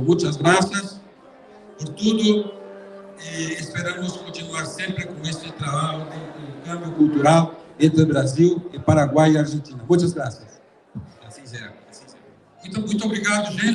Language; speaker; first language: Portuguese; non-native, fluent; Spanish